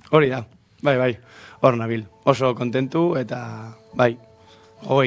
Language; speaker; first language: Basque; non-native, local second language; Spanish